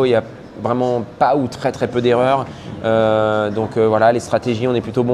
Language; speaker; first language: French; native; French